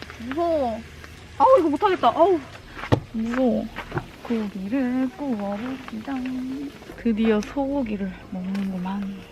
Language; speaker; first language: Korean; native; Korean